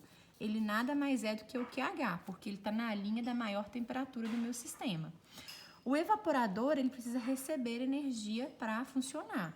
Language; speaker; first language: Portuguese; native; Portuguese